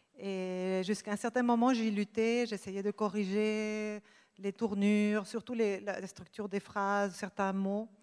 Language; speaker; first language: French; non-native, fluent; Spanish